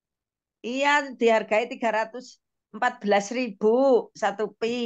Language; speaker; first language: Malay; non-native, local second language; Javanese